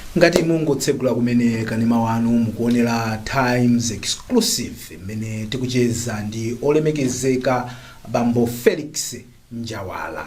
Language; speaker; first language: Nyanja; native; Nyanja